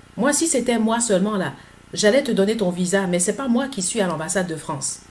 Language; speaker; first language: French; native; French